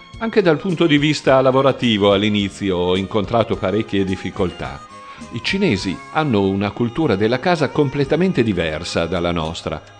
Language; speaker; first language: Italian; native; Italian